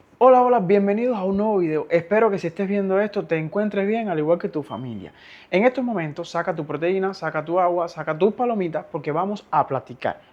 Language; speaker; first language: Spanish; native; Spanish